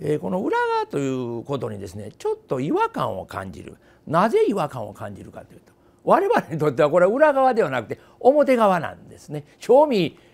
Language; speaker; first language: Japanese; native; Japanese